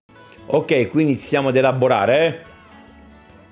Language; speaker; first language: Italian; native; Italian